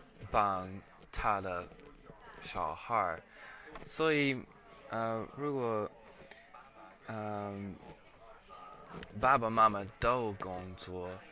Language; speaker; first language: Chinese; non-native, learner; English